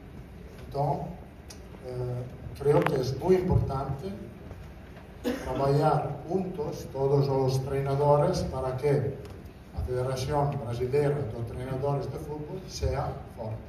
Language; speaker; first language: Portuguese; non-native, fluent; Italian